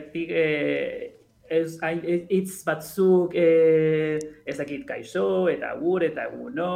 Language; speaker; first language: Basque; non-native, learner; Spanish